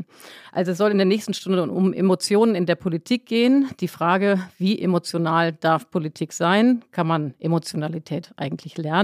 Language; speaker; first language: German; native; German